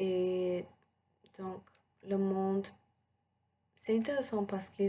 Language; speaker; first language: French; non-native, learner; English